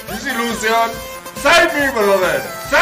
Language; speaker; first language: English; non-native, learner; Spanish